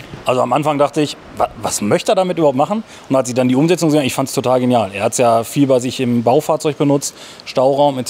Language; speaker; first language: German; native; German